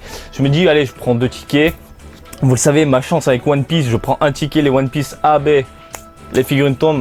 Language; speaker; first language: French; native; French